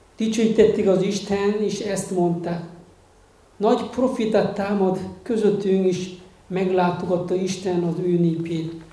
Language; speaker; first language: Hungarian; non-native, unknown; Korean